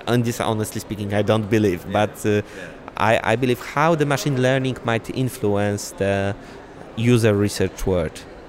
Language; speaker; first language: English; non-native, fluent; Polish